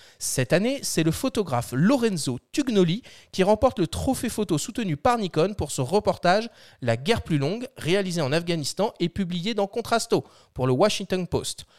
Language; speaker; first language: French; native; French